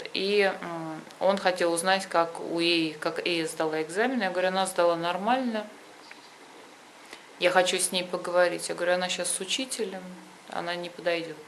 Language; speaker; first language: Russian; native; Russian